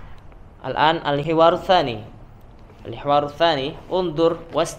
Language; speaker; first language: Arabic; non-native, fluent; Indonesian